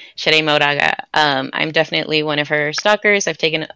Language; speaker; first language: English; native; English